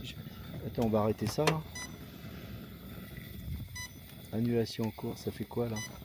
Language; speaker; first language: French; native; French